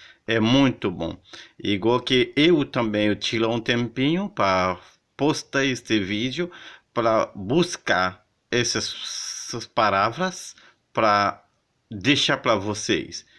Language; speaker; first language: Portuguese; non-native, fluent; Haitian Creole